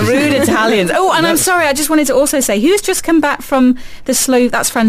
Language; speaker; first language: English; native; English